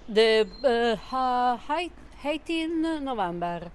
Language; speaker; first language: English; non-native, learner; Italian